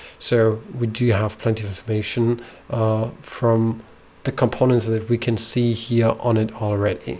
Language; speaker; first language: English; non-native, fluent; German